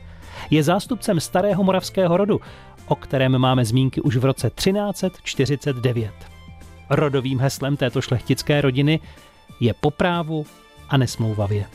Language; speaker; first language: Czech; native; Czech